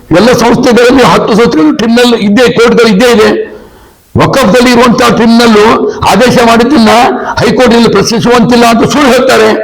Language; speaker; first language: Kannada; non-native, local second language; Urdu